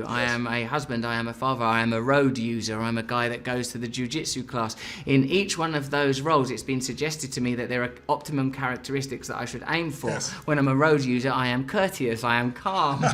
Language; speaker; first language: English; native; English